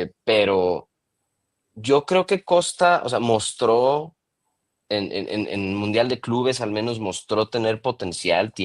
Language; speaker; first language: Spanish; native; Spanish